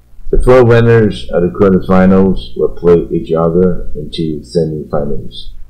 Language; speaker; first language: English; non-native, fluent; Chinese